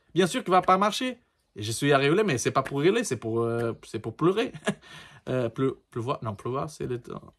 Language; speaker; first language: French; non-native, learner; Portuguese